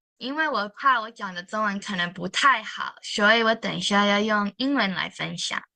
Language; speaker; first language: Chinese; early bilingual, heritage; Chinese